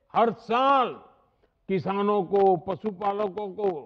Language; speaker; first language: Hindi; non-native, local second language; Gujarati